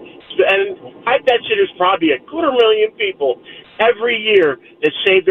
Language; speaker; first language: English; native; English